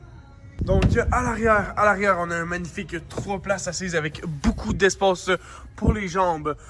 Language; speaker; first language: French; native; French